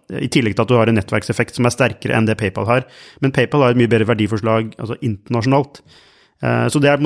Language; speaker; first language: Norwegian; native; Norwegian